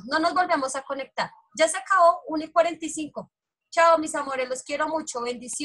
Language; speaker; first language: Spanish; native; Spanish